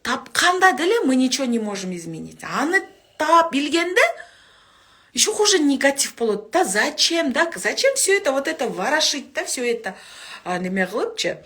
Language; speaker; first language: Russian; non-native, local second language; Kyrgyz